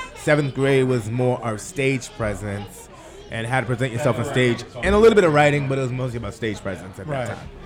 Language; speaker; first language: English; native; English